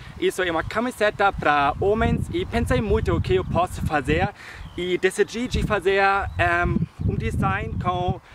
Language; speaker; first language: Portuguese; non-native, fluent; German